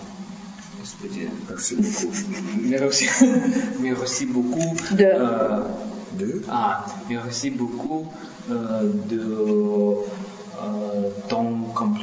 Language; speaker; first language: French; non-native, learner; Russian